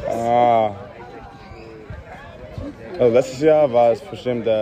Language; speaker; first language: German; early bilingual, heritage; English